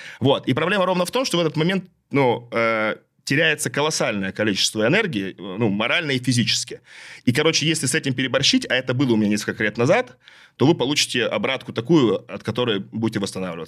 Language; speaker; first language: Russian; native; Russian